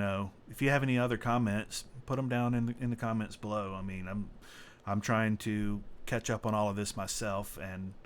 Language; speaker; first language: English; native; English